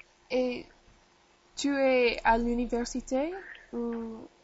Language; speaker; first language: French; non-native, learner; English